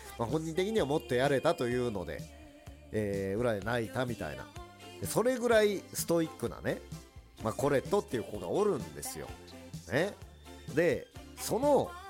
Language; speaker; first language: Japanese; early bilingual, other home language; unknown